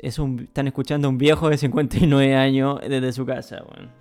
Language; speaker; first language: Spanish; native; Spanish